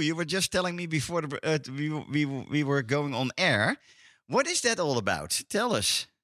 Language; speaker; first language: English; non-native, fluent; Dutch